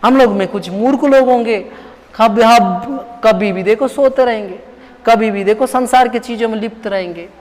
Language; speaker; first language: Hindi; non-native, local second language; Telugu